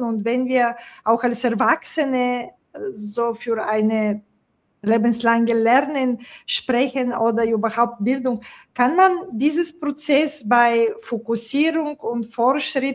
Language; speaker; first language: German; non-native, fluent; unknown